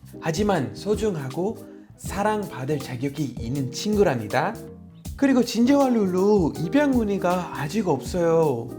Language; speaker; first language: Korean; native; Korean